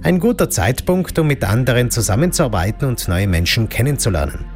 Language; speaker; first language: German; native; German